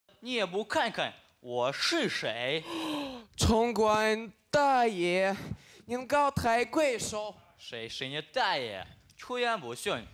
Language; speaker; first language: Chinese; non-native, learner; Russian